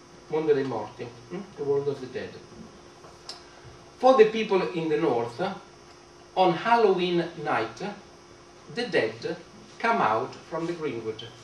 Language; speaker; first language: English; non-native, fluent; Italian